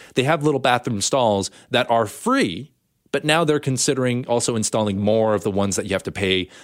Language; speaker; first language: English; native; English